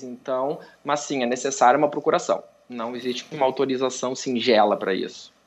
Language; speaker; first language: Portuguese; native; Portuguese